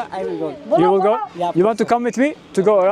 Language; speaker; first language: English; non-native, learner; Turkish